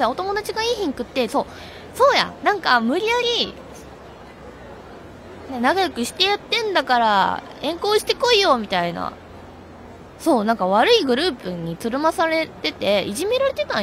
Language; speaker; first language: Japanese; native; Japanese